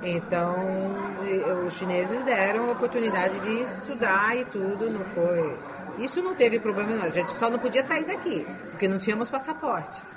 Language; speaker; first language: Portuguese; early bilingual, heritage; Chinese